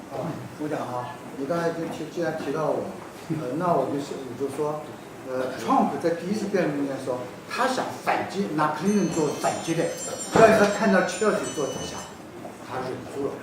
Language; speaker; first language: Chinese; native; Chinese